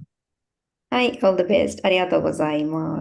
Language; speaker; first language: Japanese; non-native, fluent; Tamil